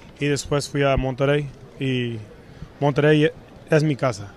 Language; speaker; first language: Spanish; early bilingual, heritage; English